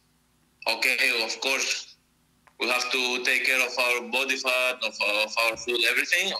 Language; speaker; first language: English; non-native, fluent; Greek